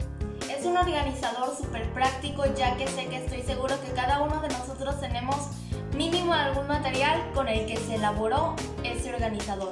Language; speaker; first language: Spanish; native; Spanish